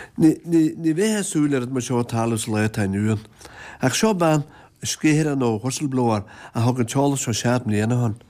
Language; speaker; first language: Irish; native; Irish